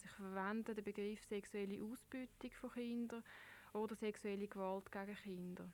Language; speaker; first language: German; native; German